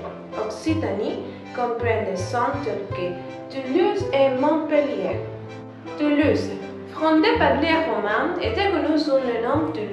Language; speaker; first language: French; non-native, learner; Spanish